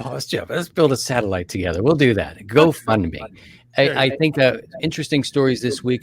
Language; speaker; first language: English; native; English